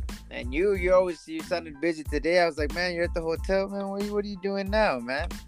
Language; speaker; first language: English; native; English